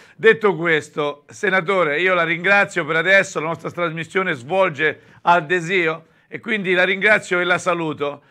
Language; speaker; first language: Italian; native; Italian